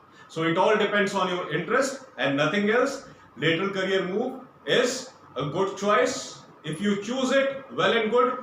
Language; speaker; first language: English; non-native, local second language; Hindi